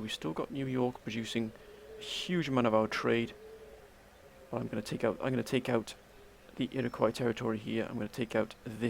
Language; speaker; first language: English; native; English